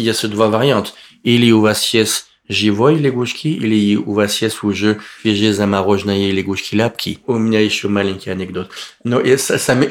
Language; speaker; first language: Russian; non-native, learner; French